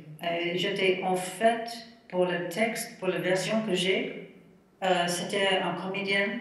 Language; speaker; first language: French; non-native, fluent; English